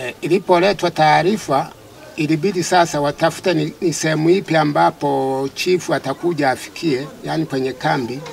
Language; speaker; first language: Swahili; non-native, local second language; Sukuma